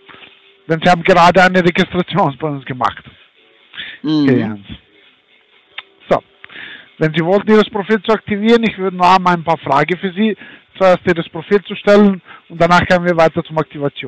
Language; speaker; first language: German; non-native, learner; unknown